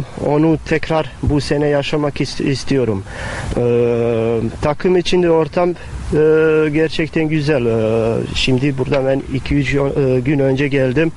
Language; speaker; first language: Turkish; non-native, fluent; Bosnian